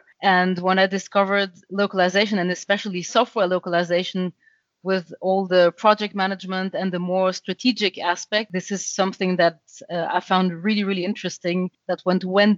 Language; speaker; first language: English; non-native, fluent; French